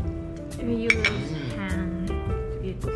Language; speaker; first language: English; non-native, learner; Thai